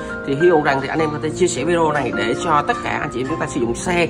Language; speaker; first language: Vietnamese; native; Vietnamese